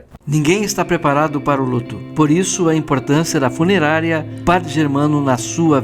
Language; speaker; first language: Portuguese; native; Portuguese